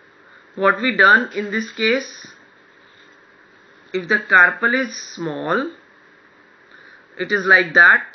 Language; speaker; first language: English; non-native, local second language; Hindi